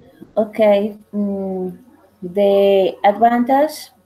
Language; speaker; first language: English; non-native, learner; Spanish